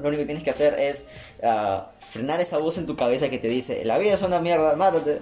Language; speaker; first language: Spanish; native; Spanish